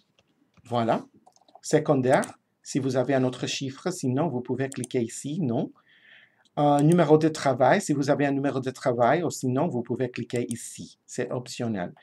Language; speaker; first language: French; non-native, fluent; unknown